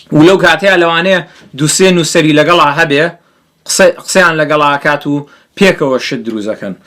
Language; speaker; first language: Central Kurdish; early bilingual, heritage; Central Kurdish